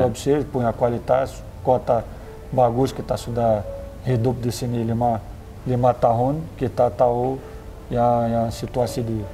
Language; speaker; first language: Indonesian; non-native, fluent; Portuguese